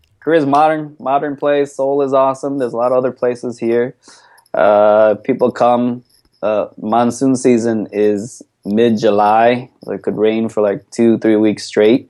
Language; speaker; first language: English; early bilingual, other home language; Korean